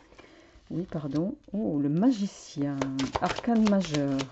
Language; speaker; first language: French; native; French